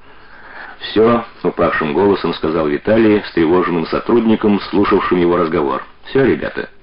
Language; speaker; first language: Russian; native; Russian